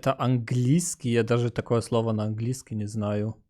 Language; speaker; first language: Russian; early bilingual, heritage; German